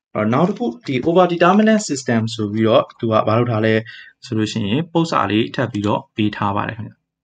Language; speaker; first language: Burmese; native; Burmese